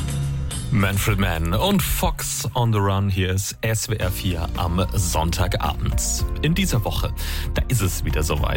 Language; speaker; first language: German; native; German